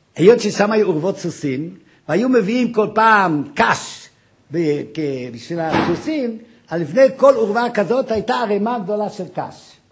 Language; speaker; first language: Hebrew; non-native, fluent; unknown